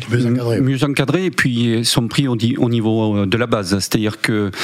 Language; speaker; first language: French; native; French